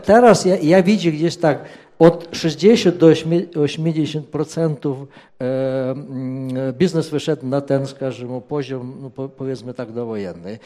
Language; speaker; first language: Polish; non-native, fluent; Ukrainian